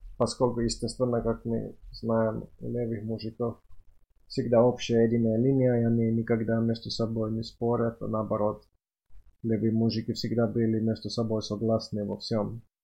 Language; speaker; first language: Russian; non-native, fluent; Finnish